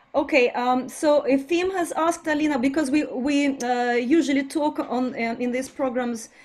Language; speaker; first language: English; non-native, fluent; Russian